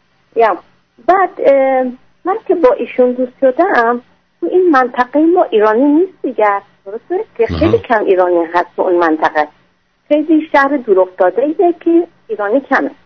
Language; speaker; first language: Persian; non-native, fluent; French